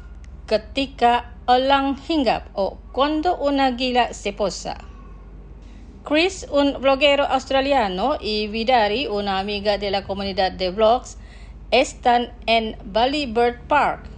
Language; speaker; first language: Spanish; non-native, fluent; Indonesian